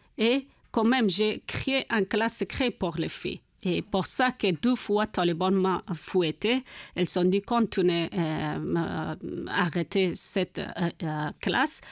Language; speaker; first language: French; non-native, learner; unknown